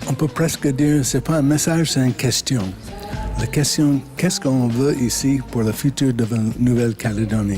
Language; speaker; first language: French; non-native, fluent; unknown